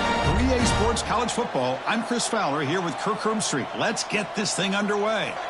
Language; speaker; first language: English; native; English